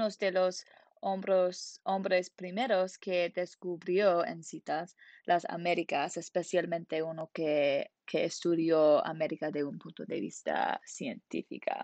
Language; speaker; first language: Spanish; non-native, learner; English